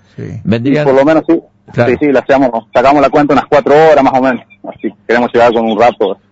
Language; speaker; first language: Spanish; native; Spanish